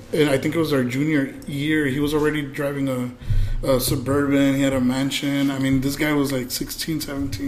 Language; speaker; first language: English; early bilingual, other home language; Spanish